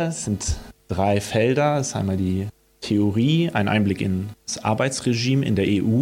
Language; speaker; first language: German; early bilingual, other home language; Romanian